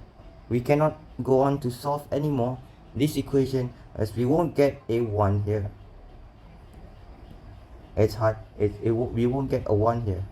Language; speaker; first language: English; non-native, local second language; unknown